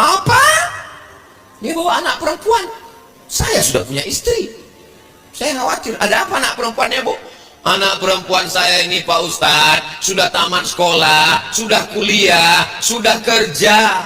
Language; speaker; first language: Indonesian; native; Indonesian